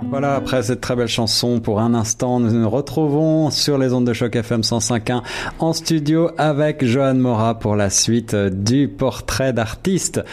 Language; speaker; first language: French; native; French